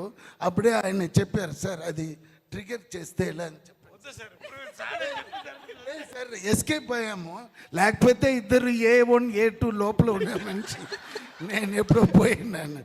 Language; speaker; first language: Telugu; non-native, learner; Tamil